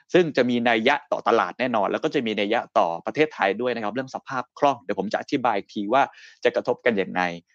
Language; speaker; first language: Thai; native; Thai